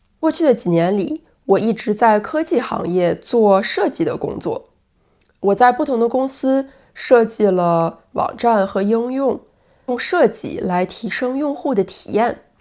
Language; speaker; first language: Chinese; native; Chinese